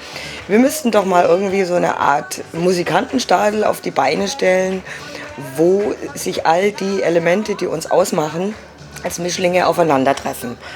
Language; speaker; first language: German; native; German